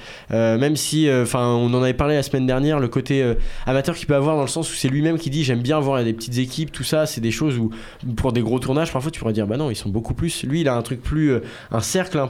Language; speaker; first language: French; native; French